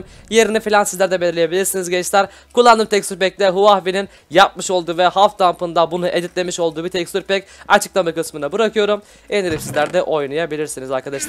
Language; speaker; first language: Turkish; native; Turkish